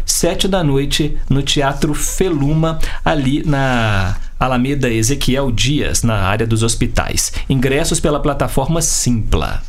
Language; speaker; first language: Portuguese; native; Portuguese